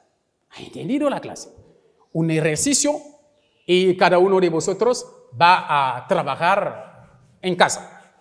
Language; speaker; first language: Spanish; non-native, local second language; French